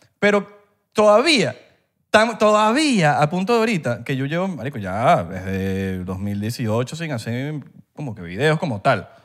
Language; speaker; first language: Spanish; early bilingual, heritage; Spanish